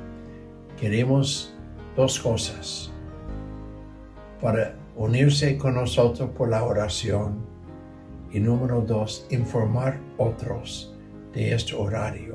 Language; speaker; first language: Spanish; non-native, learner; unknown